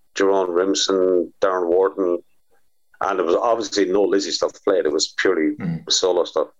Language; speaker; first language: English; native; English